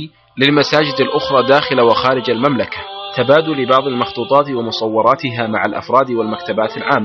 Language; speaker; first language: Arabic; native; Arabic